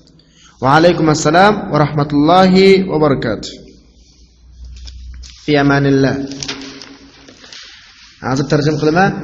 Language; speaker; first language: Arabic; non-native, fluent; Uyghur